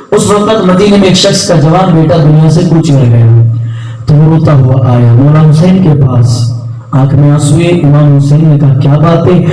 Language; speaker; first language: Urdu; non-native, local second language; Gujarati